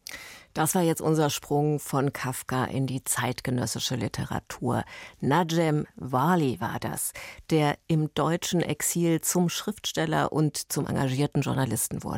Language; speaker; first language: German; native; German